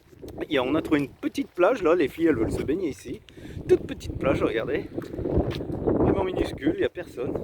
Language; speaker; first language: French; native; French